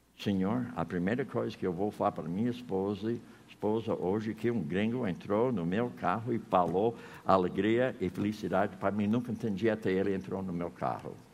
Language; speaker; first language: Portuguese; non-native, fluent; English